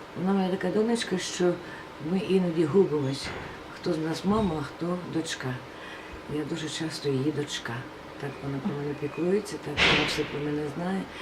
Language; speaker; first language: Ukrainian; non-native, local second language; Russian